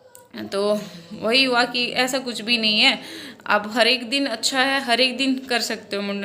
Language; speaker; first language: Hindi; non-native, local second language; Maithili